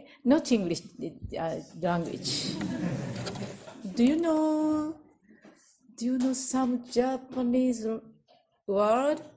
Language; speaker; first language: English; non-native, learner; Japanese